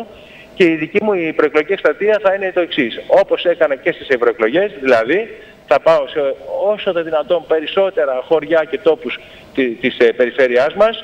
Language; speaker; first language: Greek; native; Greek